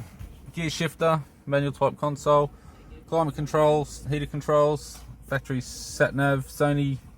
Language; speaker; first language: English; native; English